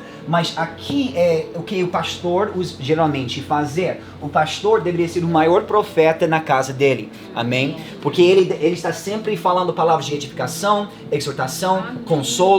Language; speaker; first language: Portuguese; non-native, fluent; English